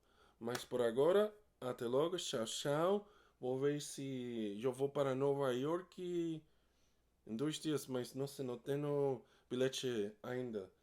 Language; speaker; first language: Portuguese; non-native, learner; English